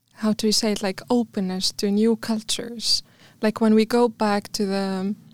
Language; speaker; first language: English; non-native, fluent; Arabic